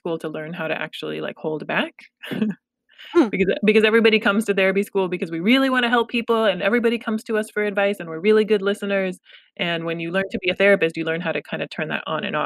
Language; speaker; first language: English; early bilingual, other home language; Pashto